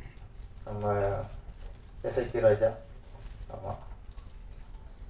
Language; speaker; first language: Tamil; native; Tamil